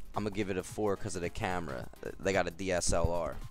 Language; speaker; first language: English; native; English